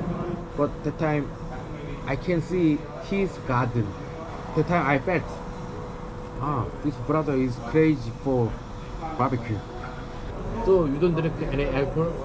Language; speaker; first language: English; non-native, learner; Korean